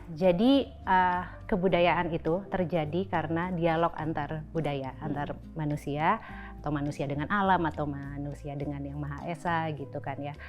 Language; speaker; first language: Indonesian; native; Indonesian